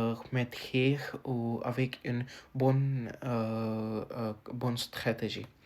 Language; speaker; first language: French; non-native, learner; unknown